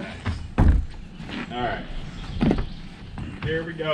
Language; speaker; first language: English; native; English